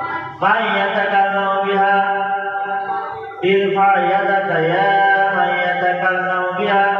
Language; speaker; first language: Arabic; non-native, fluent; Bangla